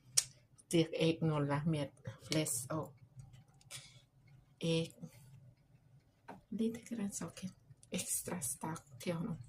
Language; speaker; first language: Swedish; non-native, learner; Thai